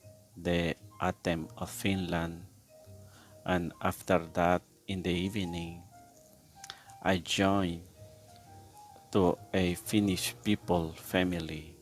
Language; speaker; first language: English; non-native, learner; Spanish